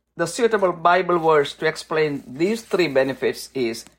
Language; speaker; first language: English; non-native, local second language; Malayalam